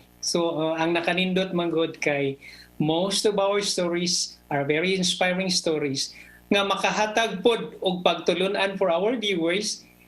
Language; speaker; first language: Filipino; non-native, local second language; Cebuano